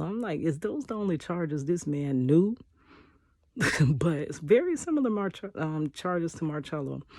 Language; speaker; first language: English; native; English